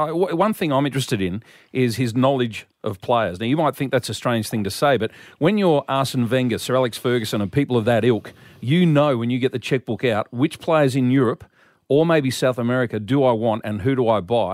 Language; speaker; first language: English; native; English